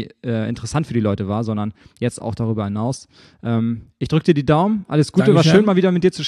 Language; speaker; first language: German; native; German